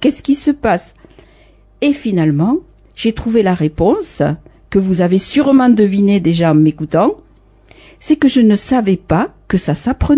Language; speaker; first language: French; native; French